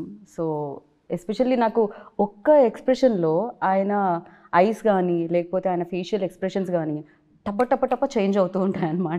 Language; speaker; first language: Telugu; native; Telugu